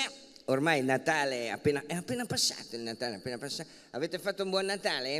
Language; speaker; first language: Italian; native; Italian